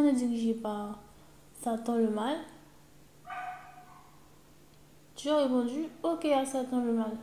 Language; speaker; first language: French; native; French